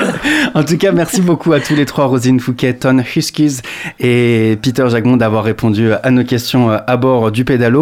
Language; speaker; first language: French; native; French